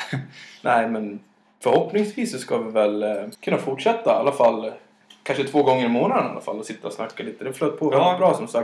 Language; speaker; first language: Swedish; native; Swedish